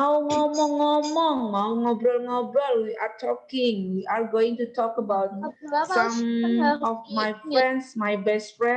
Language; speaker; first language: English; non-native, learner; Indonesian